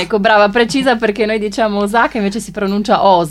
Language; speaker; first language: Italian; native; Italian